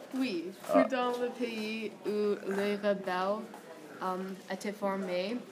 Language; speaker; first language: French; non-native, learner; English